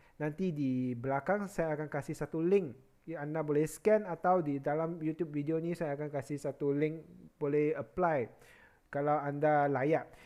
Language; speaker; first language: Malay; non-native, local second language; Chinese